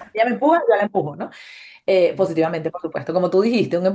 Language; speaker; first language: Spanish; native; Spanish